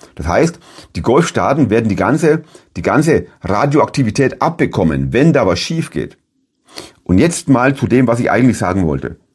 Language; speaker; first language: German; native; German